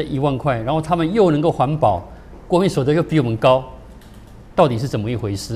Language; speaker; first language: Chinese; native; Chinese